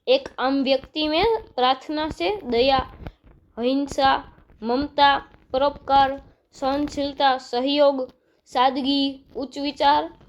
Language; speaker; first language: Hindi; non-native, local second language; Gujarati